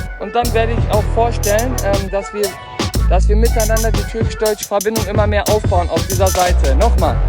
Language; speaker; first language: German; non-native, fluent; Turkish